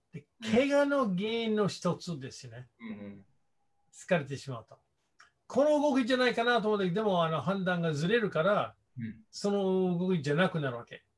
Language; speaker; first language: Japanese; non-native, fluent; English